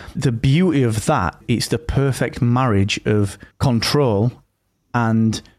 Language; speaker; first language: English; native; English